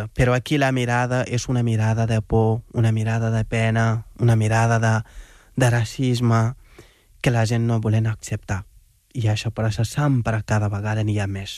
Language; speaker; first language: Catalan; non-native, fluent; Wolof